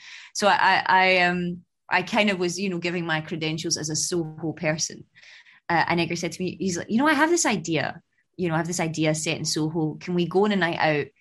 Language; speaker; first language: English; native; English